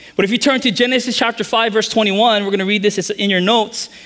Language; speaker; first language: English; native; English